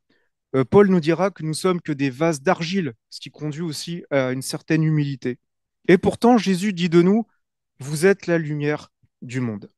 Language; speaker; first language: French; native; French